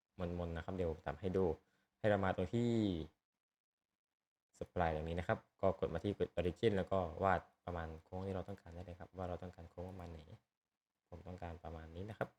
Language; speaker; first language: Thai; native; Thai